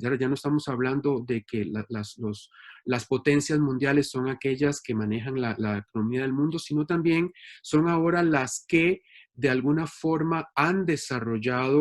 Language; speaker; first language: Spanish; native; Spanish